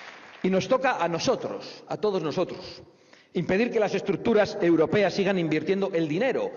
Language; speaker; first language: Spanish; native; Spanish